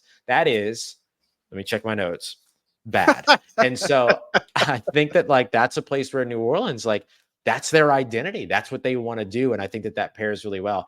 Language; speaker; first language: English; native; English